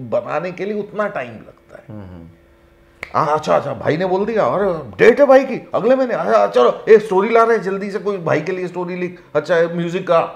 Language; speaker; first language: Hindi; native; Hindi